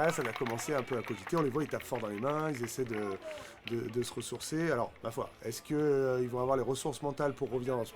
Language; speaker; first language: French; native; French